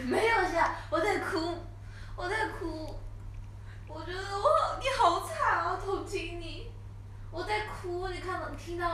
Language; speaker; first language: Chinese; native; Chinese